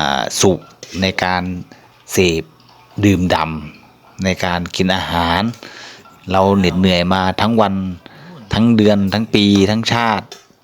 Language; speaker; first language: Thai; native; Thai